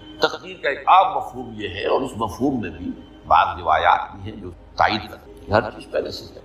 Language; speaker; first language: Urdu; native; Urdu